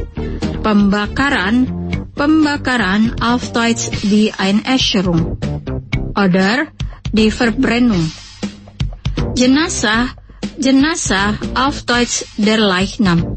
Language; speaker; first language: German; non-native, fluent; Indonesian